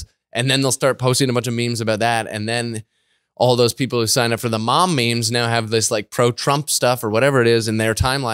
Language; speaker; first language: English; native; English